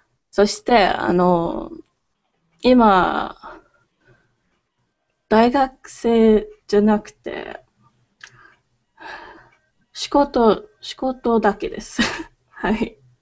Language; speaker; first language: Japanese; non-native, learner; English